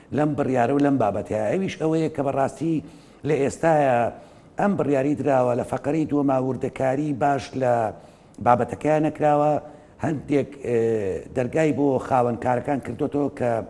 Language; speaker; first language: Central Kurdish; native; Central Kurdish